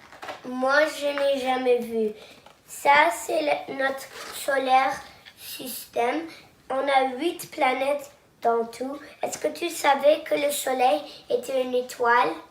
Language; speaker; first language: French; non-native, local second language; English